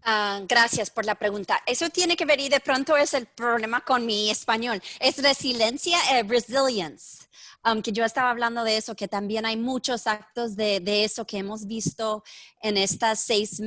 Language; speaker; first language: Spanish; early bilingual, heritage; Spanish